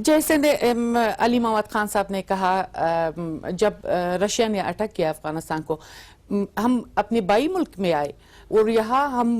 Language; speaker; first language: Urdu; non-native, learner; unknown